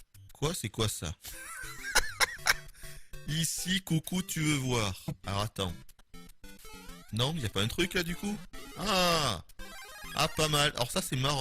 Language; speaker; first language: French; native; French